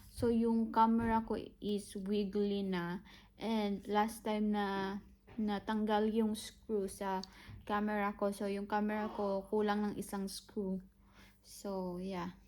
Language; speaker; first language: Filipino; native; Filipino